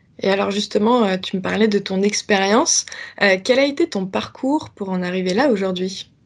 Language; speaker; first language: French; native; French